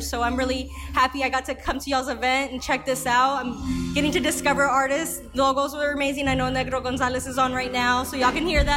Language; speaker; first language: English; early bilingual, other home language; Spanish